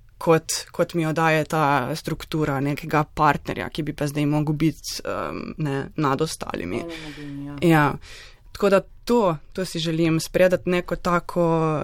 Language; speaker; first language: Slovenian; native; Slovenian